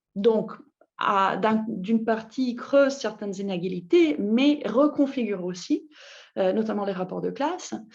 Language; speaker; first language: French; non-native, fluent; Italian